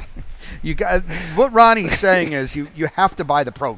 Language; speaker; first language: English; native; English